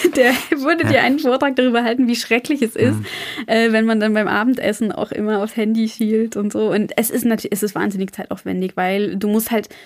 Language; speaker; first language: German; native; German